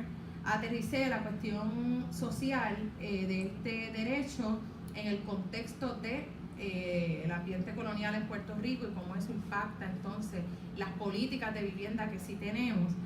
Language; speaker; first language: Spanish; native; Spanish